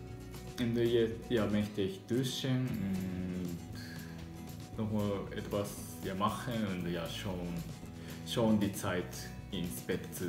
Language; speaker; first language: German; non-native, learner; Japanese